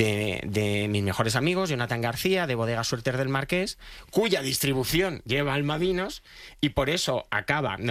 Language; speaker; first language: Spanish; native; Spanish